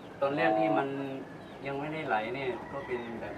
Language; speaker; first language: Thai; native; Thai